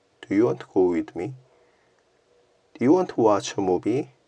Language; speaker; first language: English; non-native, learner; Korean